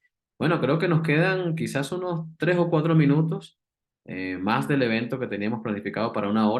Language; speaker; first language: Spanish; native; Spanish